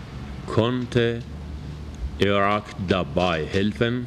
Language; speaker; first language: German; non-native, learner; Persian